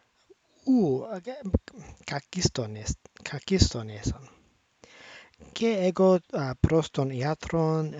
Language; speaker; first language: Greek; non-native, learner; English